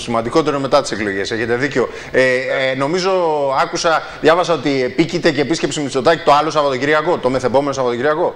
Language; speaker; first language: Greek; native; Greek